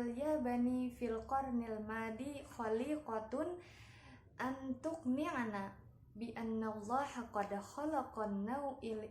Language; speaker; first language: Arabic; non-native, learner; Indonesian